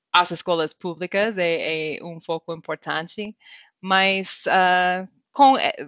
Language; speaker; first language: Portuguese; non-native, fluent; English